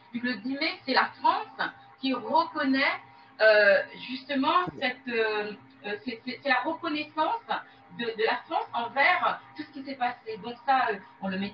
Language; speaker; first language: French; native; French